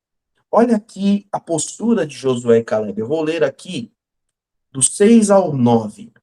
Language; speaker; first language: Portuguese; native; Portuguese